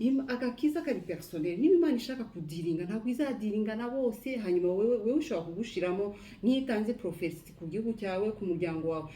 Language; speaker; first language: Kinyarwanda; native; Kinyarwanda